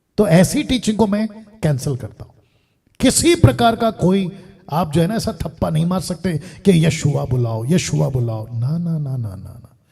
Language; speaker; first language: Hindi; non-native, local second language; Telugu